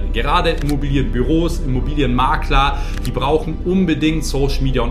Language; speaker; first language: German; native; German